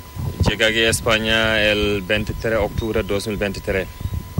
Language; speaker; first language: Spanish; non-native, learner; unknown